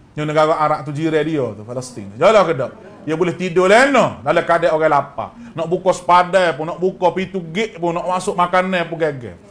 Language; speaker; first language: Malay; native; Malay